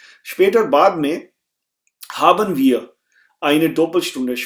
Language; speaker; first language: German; non-native, fluent; Urdu